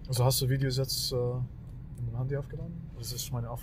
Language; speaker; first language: German; non-native, learner; Arabic